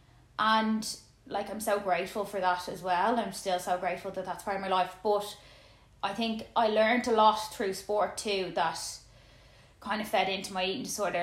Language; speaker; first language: English; native; English